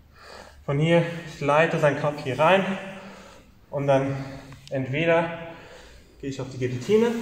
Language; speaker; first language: German; non-native, fluent; English